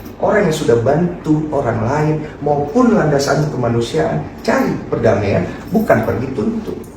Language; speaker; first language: Indonesian; native; Indonesian